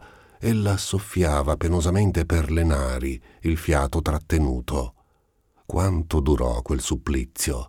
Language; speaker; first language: Italian; native; Italian